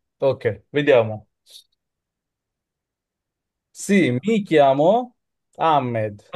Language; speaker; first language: Italian; non-native, learner; Bangla